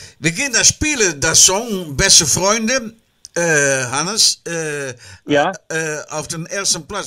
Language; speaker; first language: German; non-native, learner; Dutch